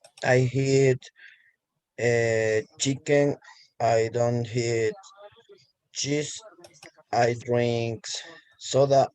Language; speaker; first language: English; non-native, learner; Spanish